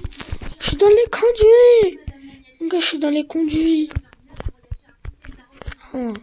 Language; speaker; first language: French; native; French